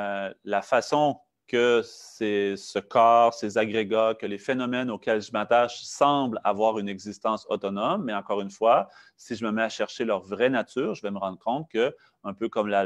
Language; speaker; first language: French; native; French